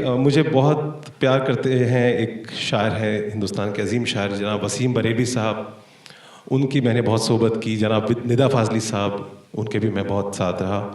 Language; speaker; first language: Hindi; native; Hindi